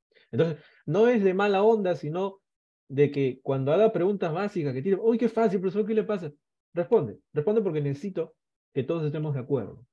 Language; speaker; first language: Spanish; native; Spanish